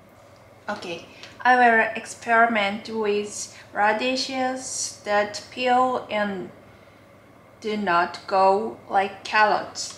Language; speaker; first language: English; non-native, learner; Japanese